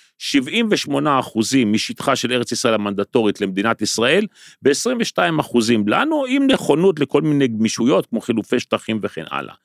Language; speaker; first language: Hebrew; native; Hebrew